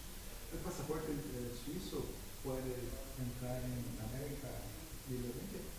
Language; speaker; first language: Spanish; non-native, learner; Portuguese